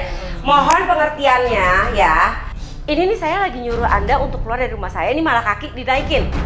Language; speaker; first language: Indonesian; native; Indonesian